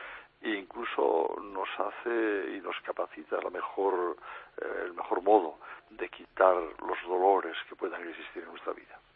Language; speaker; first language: Spanish; native; Spanish